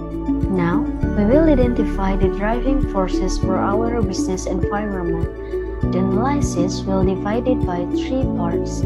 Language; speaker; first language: English; non-native, learner; Indonesian